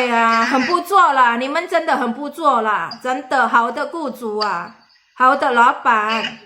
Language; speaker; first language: Chinese; non-native, fluent; Indonesian